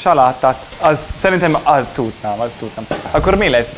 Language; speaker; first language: Hungarian; non-native, learner; English